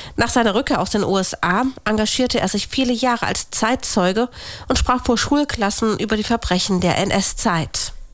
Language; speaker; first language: German; native; German